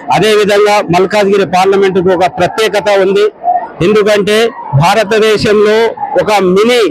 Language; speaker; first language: Telugu; non-native, local second language; Lambadi